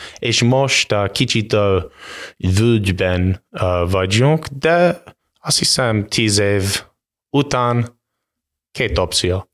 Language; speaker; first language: Hungarian; non-native, learner; English